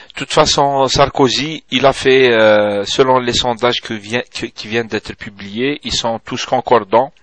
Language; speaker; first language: French; non-native, local second language; Arabic